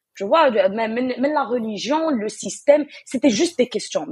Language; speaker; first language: French; non-native, local second language; Arabic